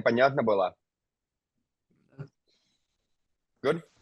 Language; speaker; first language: Russian; non-native, fluent; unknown